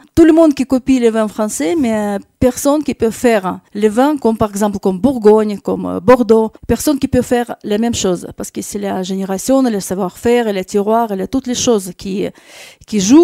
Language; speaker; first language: French; non-native, fluent; Russian